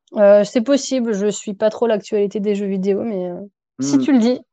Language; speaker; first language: French; native; French